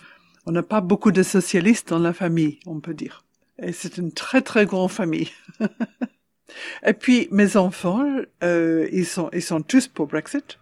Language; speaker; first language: French; non-native, fluent; English